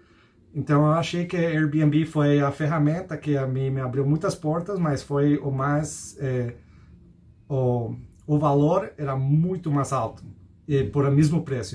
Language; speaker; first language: Portuguese; non-native, fluent; Spanish